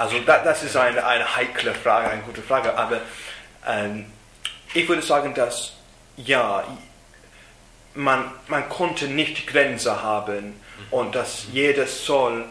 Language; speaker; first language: German; non-native, learner; English